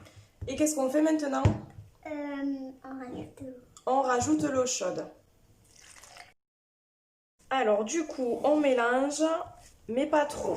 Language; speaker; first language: French; native; French